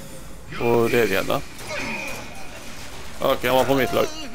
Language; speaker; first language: Swedish; non-native, learner; Norwegian